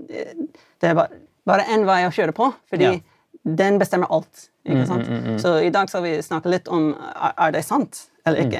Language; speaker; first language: Swedish; non-native, fluent; English